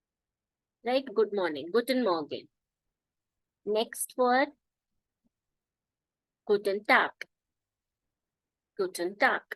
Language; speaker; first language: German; non-native, fluent; Hindi